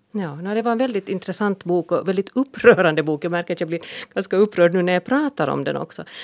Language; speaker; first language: Swedish; native; Swedish